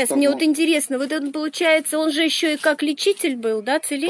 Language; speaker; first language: Russian; native; Russian